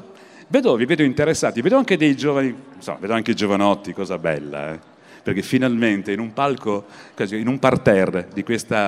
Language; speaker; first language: Italian; native; Italian